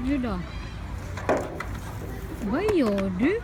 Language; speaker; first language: Swedish; non-native, fluent; Filipino